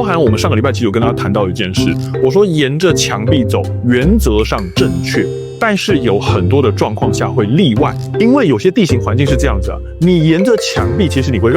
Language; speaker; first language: Chinese; native; Chinese